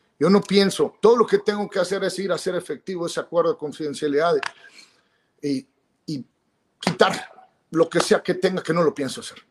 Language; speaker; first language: Spanish; native; Spanish